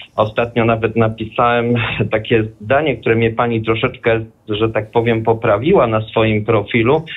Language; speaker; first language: Polish; non-native, local second language; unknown